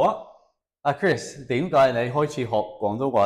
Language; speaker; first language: Cantonese; non-native, fluent; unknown